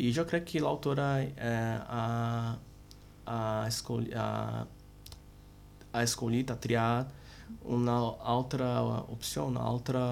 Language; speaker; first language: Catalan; non-native, learner; Portuguese